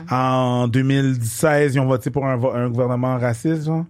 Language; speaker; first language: French; native; French